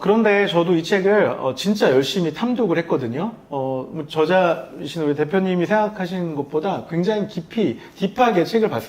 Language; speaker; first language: Korean; native; Korean